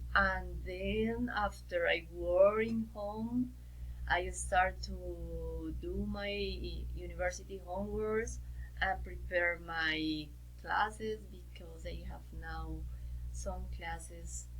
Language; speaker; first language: English; non-native, learner; Spanish